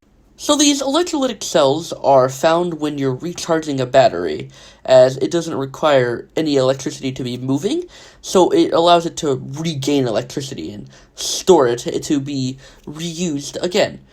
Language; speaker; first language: English; native; English